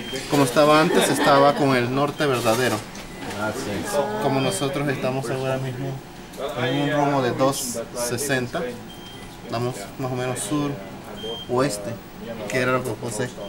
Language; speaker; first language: Spanish; native; Spanish